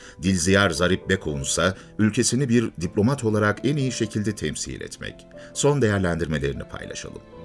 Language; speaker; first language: Turkish; native; Turkish